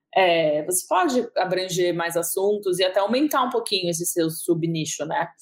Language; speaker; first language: Portuguese; early bilingual, heritage; English